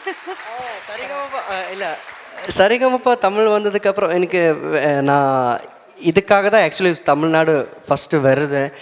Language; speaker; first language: Tamil; non-native, learner; Malayalam